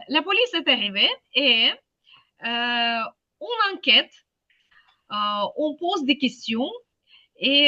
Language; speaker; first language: French; non-native, fluent; Ukrainian